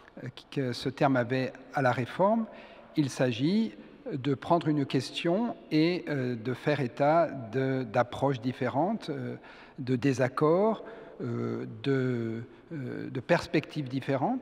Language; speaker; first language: French; native; French